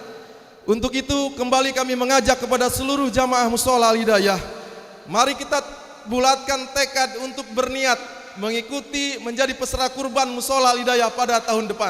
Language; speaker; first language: Indonesian; native; Indonesian